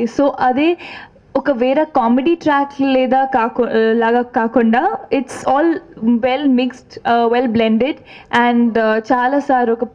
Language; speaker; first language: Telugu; non-native, fluent; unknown